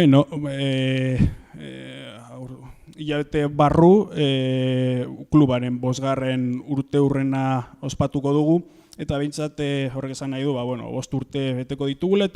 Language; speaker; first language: Basque; native; Basque